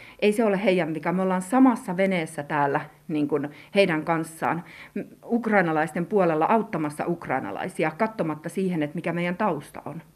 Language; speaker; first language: Finnish; native; Finnish